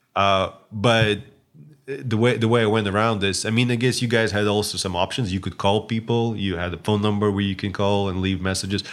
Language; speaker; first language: English; non-native, fluent; Russian